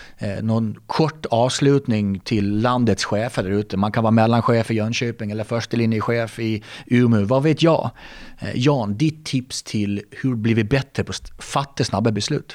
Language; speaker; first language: Swedish; native; Swedish